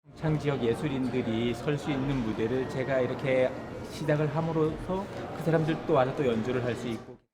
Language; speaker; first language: Korean; native; Korean